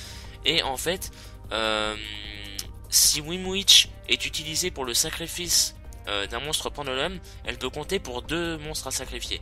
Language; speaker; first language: French; native; French